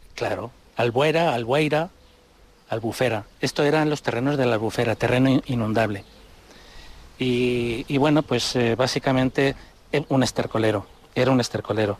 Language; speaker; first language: Spanish; native; Spanish